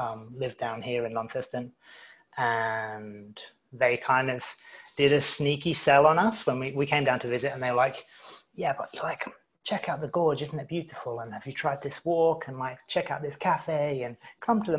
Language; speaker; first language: English; native; English